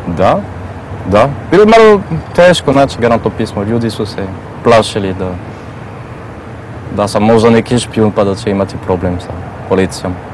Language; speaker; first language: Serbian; non-native, fluent; French